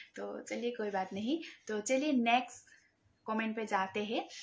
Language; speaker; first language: Hindi; non-native, local second language; Nepali